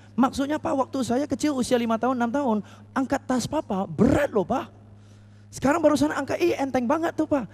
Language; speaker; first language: Indonesian; non-native, fluent; English